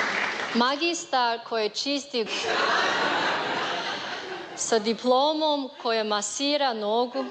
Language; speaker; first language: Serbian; non-native, learner; Chinese